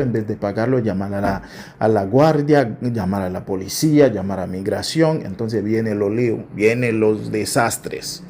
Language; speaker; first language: Spanish; non-native, fluent; Haitian Creole